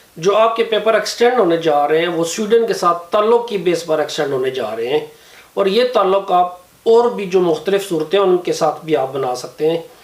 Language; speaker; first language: Urdu; non-native, local second language; Punjabi